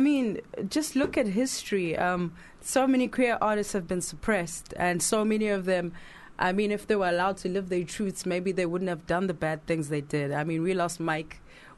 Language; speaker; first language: English; non-native, local second language; Zulu